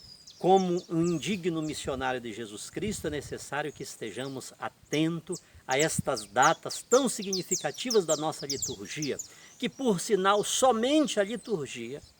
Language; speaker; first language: Portuguese; native; Portuguese